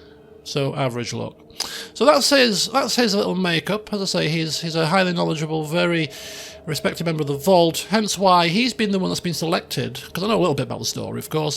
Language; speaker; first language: English; native; English